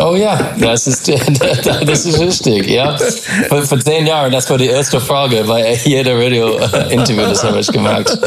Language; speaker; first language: German; non-native, learner; English